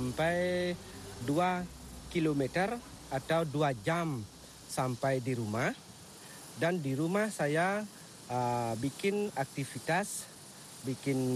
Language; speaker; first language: Indonesian; non-native, local second language; Balinese